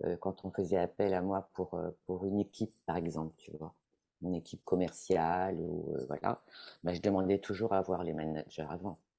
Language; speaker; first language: French; non-native, fluent; Italian